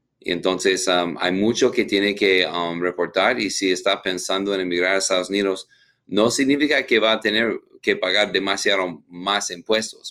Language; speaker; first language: Spanish; non-native, learner; English